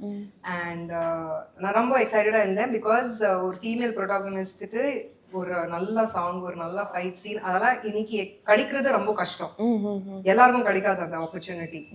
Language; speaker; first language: Tamil; non-native, local second language; Hindi